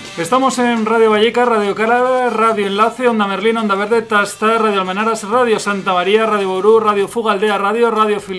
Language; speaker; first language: Spanish; native; Spanish